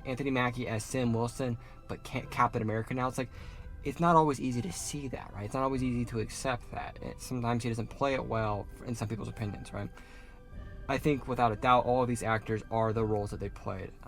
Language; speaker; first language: English; native; English